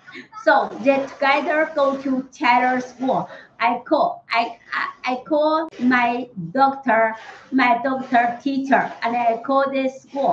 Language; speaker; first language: English; non-native, learner; Chinese